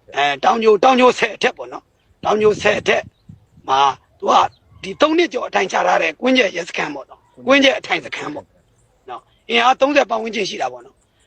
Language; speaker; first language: Burmese; native; Burmese